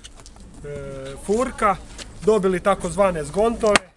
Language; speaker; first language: Croatian; native; Croatian